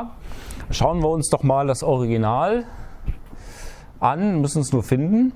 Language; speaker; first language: German; native; German